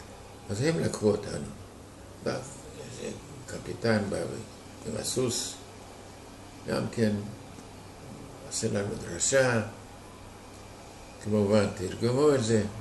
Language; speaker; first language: Hebrew; non-native, fluent; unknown